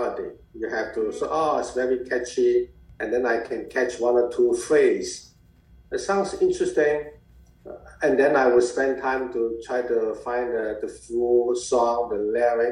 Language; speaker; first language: English; non-native, fluent; Chinese